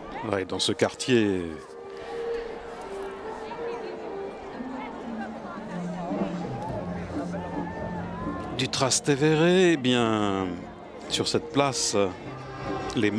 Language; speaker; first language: French; native; French